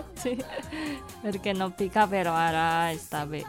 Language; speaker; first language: Catalan; non-native, learner; Indonesian